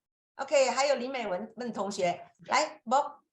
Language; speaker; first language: Chinese; non-native, fluent; Indonesian